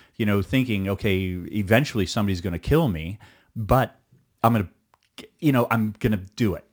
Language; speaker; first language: English; early bilingual, other home language; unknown